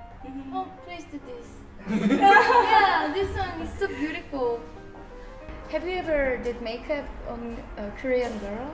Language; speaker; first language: English; non-native, learner; Korean